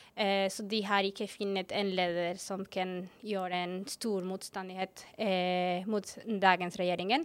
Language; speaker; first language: Norwegian; non-native, fluent; Spanish